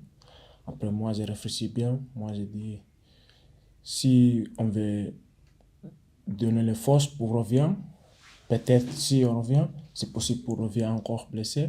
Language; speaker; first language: French; non-native, learner; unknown